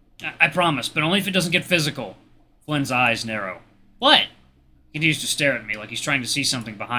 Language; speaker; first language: English; native; English